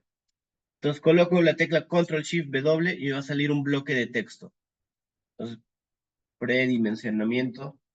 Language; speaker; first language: Spanish; native; Spanish